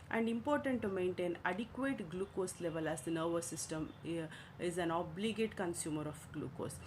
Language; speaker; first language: English; non-native, local second language; Kannada